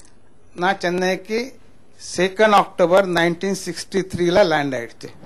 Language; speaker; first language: Tamil; non-native, local second language; Marathi